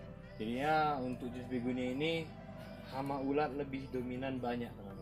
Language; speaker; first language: Indonesian; native; Indonesian